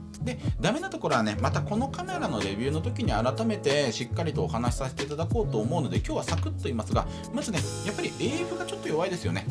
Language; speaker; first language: Japanese; native; Japanese